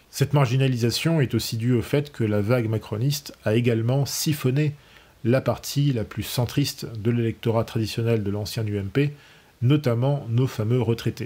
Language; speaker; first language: French; native; French